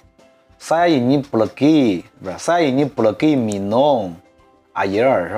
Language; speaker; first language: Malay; non-native, learner; Chinese